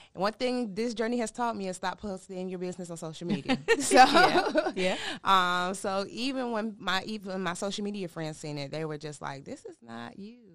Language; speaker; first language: English; native; English